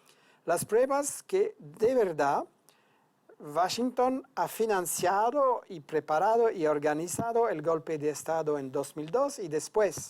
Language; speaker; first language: Spanish; non-native, fluent; French